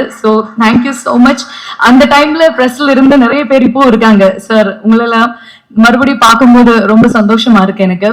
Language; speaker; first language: Tamil; non-native, fluent; Malayalam